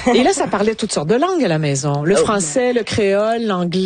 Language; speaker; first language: French; native; French